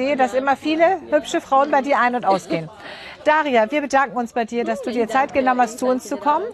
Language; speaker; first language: German; native; German